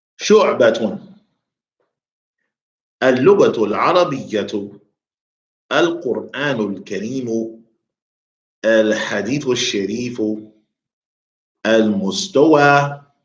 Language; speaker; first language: Arabic; non-native, fluent; English